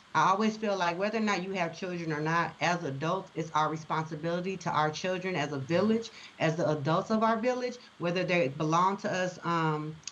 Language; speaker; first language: English; native; English